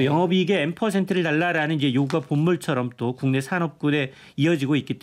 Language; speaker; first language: Korean; native; Korean